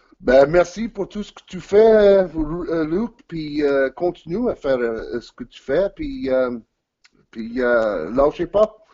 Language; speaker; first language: French; non-native, local second language; English